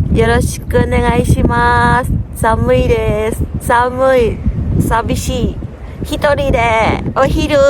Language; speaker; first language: Japanese; non-native, learner; Thai